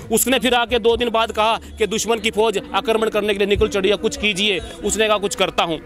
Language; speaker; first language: Hindi; native; Hindi